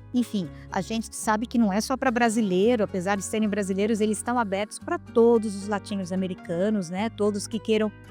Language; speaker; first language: Portuguese; native; Portuguese